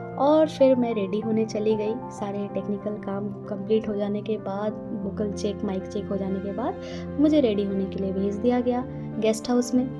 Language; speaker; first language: Hindi; non-native, local second language; Bangla